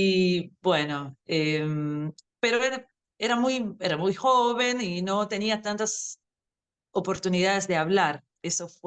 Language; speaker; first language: Spanish; non-native, fluent; Portuguese